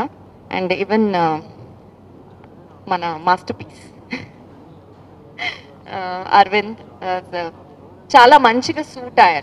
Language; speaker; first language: Telugu; non-native, fluent; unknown